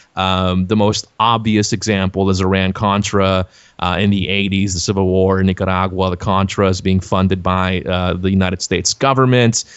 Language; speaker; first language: English; native; English